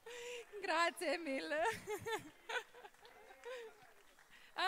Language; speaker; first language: Italian; non-native, learner; Russian